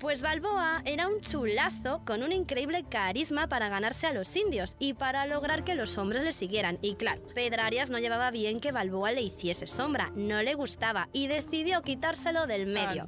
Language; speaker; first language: Spanish; native; Spanish